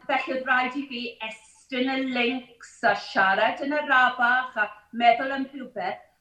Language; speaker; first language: Welsh; non-native, local second language; English